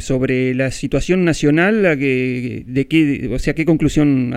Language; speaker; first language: Spanish; native; Spanish